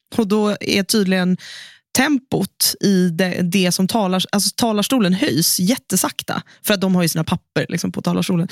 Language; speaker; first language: Swedish; native; Swedish